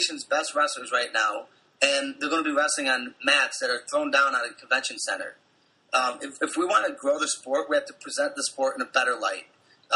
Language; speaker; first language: English; native; English